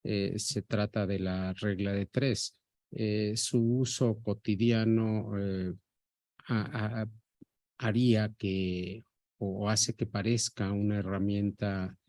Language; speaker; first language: Spanish; native; Spanish